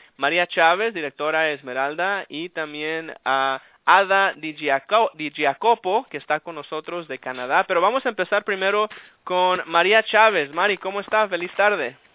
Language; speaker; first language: Spanish; early bilingual, heritage; Spanish